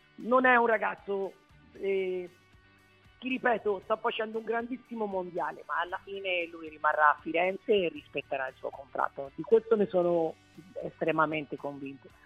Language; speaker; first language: Italian; early bilingual, other home language; Arabic